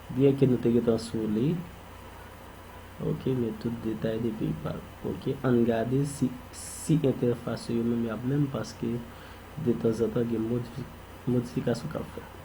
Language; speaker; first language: French; non-native, local second language; Haitian Creole